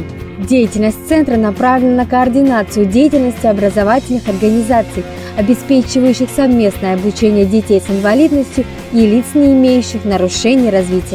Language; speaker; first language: Russian; native; Russian